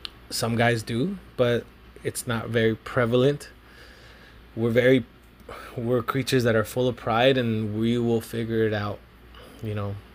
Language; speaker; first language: English; early bilingual, other home language; Spanish